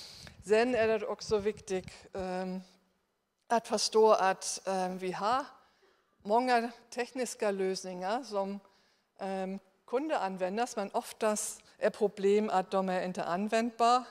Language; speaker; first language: Swedish; non-native, fluent; German